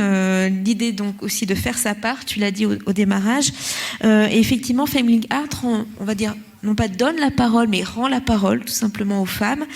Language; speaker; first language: French; native; French